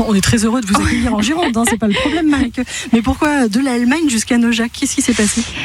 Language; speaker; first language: French; native; French